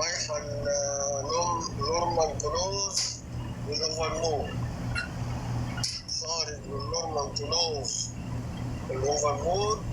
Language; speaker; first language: Arabic; native; Arabic